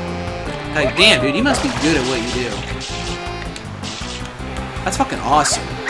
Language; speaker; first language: English; native; English